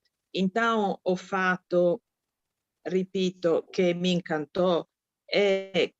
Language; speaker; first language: Portuguese; non-native, fluent; Italian